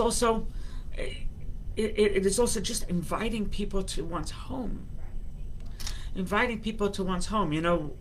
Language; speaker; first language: English; native; English